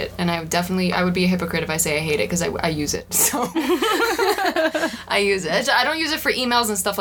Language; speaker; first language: English; early bilingual, other home language; Albanian